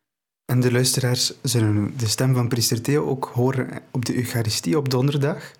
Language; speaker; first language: Dutch; native; Dutch